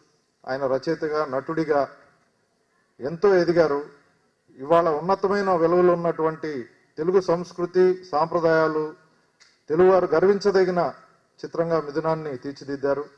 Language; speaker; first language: Telugu; native; Telugu